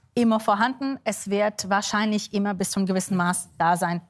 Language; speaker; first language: German; non-native, fluent; Yiddish